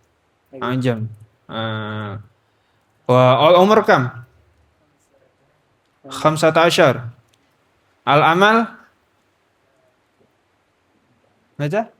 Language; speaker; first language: Arabic; non-native, learner; Indonesian